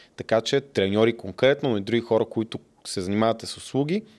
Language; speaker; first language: Bulgarian; native; Bulgarian